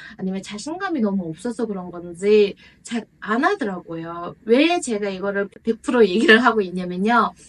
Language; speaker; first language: Korean; non-native, fluent; Mongolian